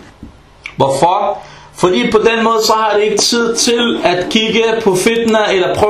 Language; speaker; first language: Danish; early bilingual, other home language; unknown